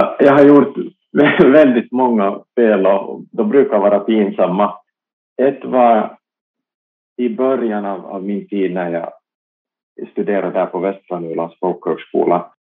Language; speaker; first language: Swedish; non-native, local second language; Finnish